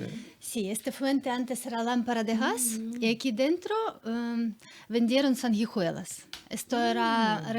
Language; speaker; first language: Spanish; non-native, learner; Ukrainian